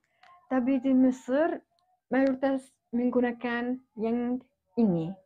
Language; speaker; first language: Indonesian; non-native, fluent; Arabic